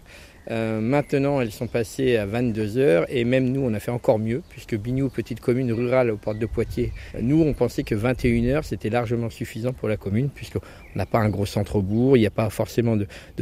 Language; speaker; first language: French; native; French